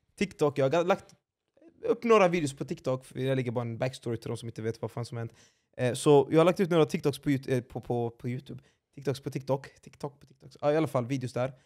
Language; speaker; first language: Swedish; early bilingual, other home language; Arabic